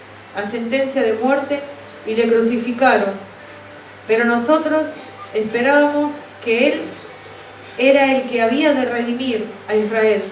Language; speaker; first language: Spanish; native; Spanish